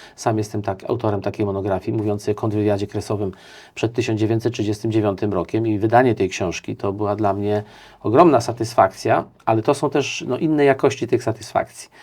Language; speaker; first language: Polish; native; Polish